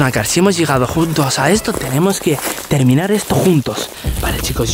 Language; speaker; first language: Spanish; native; Spanish